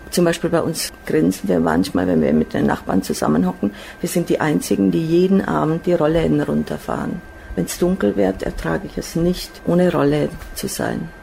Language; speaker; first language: German; native; German